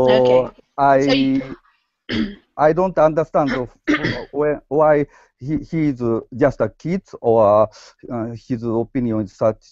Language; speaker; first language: English; non-native, learner; Japanese